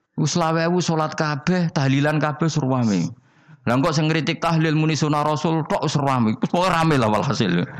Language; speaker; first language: Indonesian; non-native, local second language; Javanese